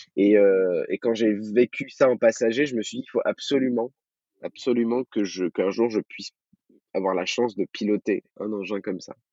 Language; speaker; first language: French; early bilingual, other home language; Arabic